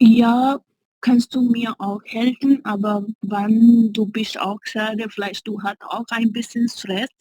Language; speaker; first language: German; non-native, learner; Hindi